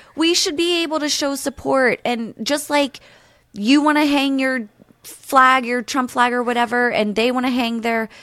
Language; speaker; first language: English; native; English